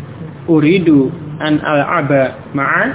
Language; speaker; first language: Arabic; non-native, fluent; Indonesian